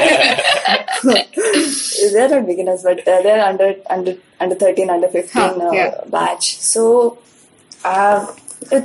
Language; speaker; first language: English; non-native, local second language; Marathi